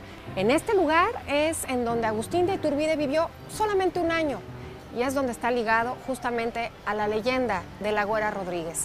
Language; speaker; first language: Spanish; native; Spanish